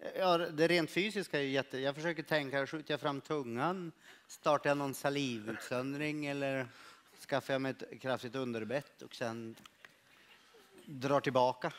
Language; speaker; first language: Swedish; native; Swedish